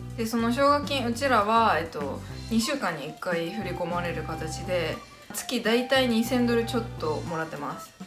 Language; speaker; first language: Japanese; native; Japanese